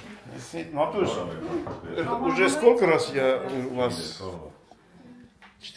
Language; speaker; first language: Russian; non-native, fluent; Armenian